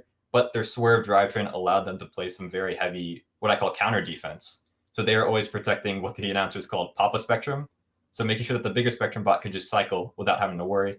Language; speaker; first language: English; native; English